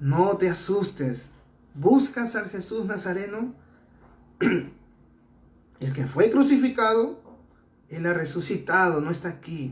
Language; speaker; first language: Spanish; native; Spanish